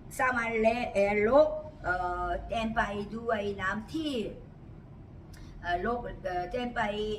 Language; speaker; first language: Thai; non-native, learner; Korean